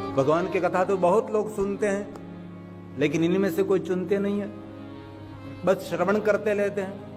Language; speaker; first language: Hindi; non-native, local second language; Gujarati